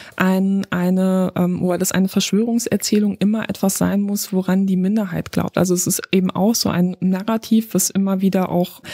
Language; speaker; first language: German; non-native, fluent; Polish